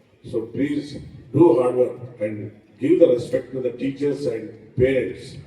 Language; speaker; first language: English; non-native, local second language; Telugu